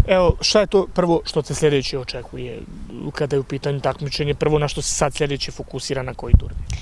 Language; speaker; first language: Serbian; native; Serbian